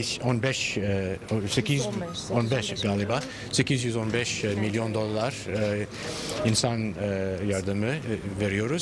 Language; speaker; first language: Turkish; non-native, fluent; English